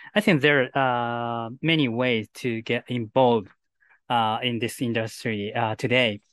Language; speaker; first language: English; non-native, fluent; Japanese